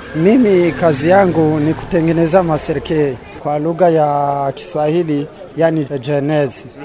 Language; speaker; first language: Swahili; non-native, local second language; Rundi